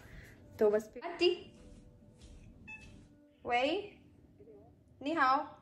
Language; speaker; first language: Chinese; non-native, learner; Urdu